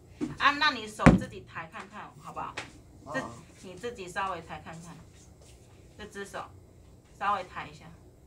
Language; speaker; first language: Chinese; native; Chinese